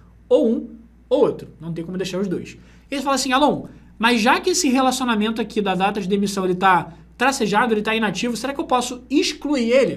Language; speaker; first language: Portuguese; native; Portuguese